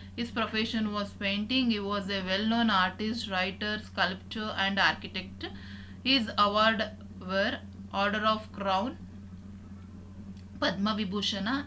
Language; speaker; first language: English; non-native, local second language; Kannada